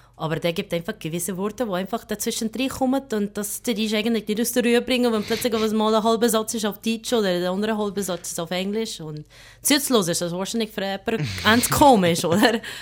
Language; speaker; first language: German; non-native, fluent; English